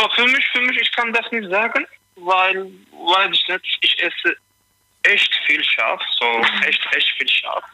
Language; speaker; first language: German; non-native, learner; Turkish